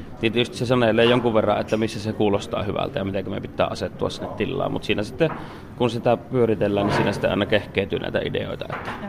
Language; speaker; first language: Finnish; native; Finnish